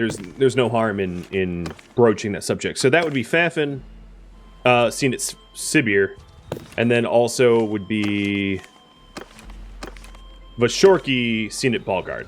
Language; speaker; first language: English; native; English